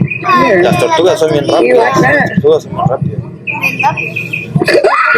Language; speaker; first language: Spanish; native; Spanish